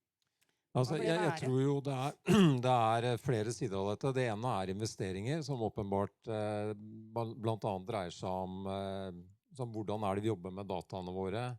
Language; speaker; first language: Norwegian; native; Norwegian